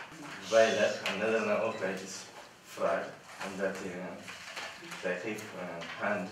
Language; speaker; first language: Dutch; non-native, learner; Somali